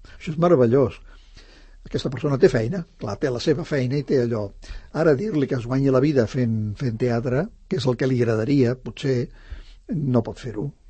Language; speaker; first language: Catalan; native; Catalan